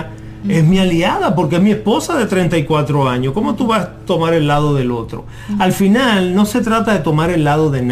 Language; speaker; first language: Spanish; native; Spanish